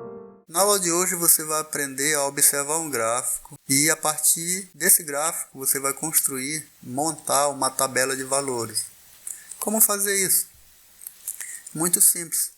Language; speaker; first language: Portuguese; native; Portuguese